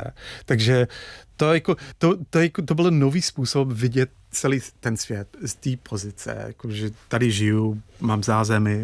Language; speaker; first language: Czech; non-native, fluent; English